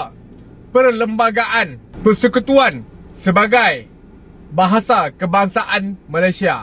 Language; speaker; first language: Malay; native; Malay